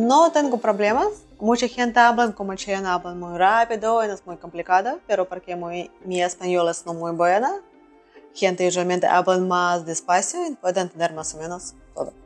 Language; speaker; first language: Spanish; non-native, learner; Russian